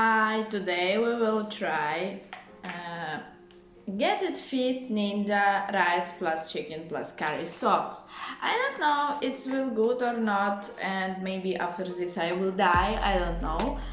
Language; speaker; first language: English; non-native, learner; Russian